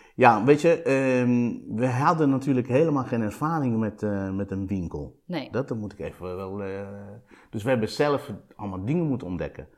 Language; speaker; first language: Dutch; non-native, fluent; Italian